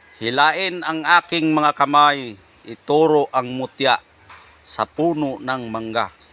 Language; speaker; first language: Filipino; non-native, local second language; Cebuano